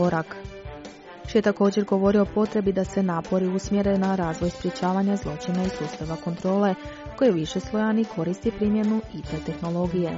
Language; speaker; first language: Croatian; native; Croatian